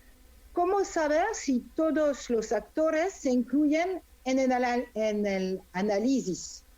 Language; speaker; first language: Spanish; non-native, fluent; French